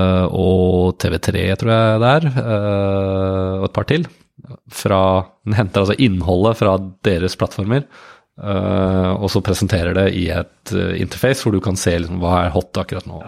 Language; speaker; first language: Norwegian; native; Norwegian